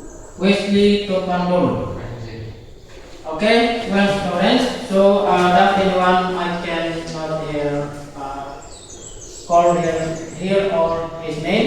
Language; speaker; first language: English; non-native, learner; Indonesian